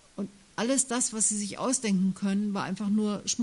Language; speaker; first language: German; native; German